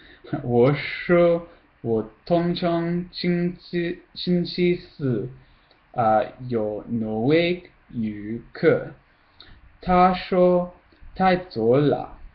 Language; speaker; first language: Chinese; non-native, learner; English